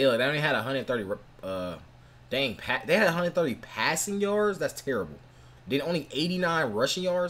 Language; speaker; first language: English; native; English